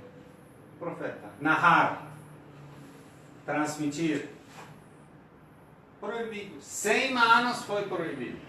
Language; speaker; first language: Portuguese; non-native, fluent; Persian